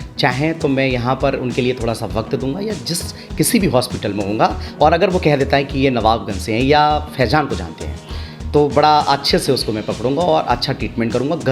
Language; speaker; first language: Hindi; native; Hindi